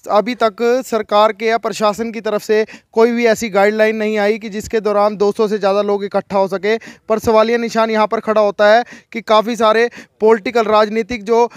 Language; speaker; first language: Hindi; native; Hindi